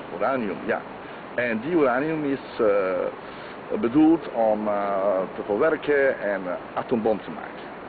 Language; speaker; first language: Dutch; non-native, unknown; Croatian